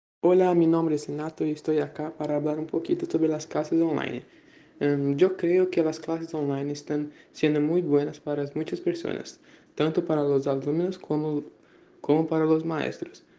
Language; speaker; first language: Spanish; non-native, learner; Portuguese